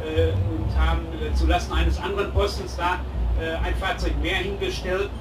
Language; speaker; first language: German; native; German